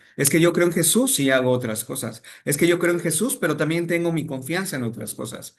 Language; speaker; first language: Spanish; native; Spanish